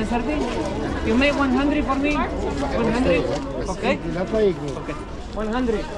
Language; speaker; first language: English; non-native, learner; Spanish